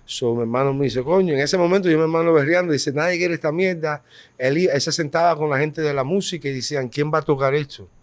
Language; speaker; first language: Spanish; early bilingual, heritage; Spanish